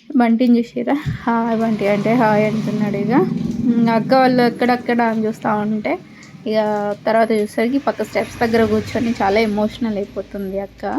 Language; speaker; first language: Telugu; non-native, local second language; Lambadi